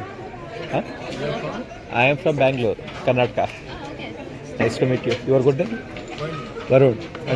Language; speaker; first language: English; non-native, local second language; Kannada